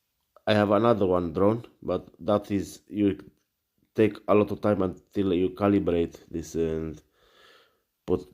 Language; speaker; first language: English; non-native, learner; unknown